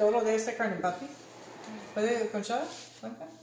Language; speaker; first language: Spanish; non-native, learner; English